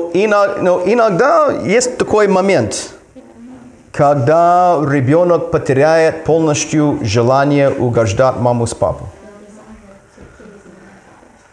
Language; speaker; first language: Russian; non-native, fluent; English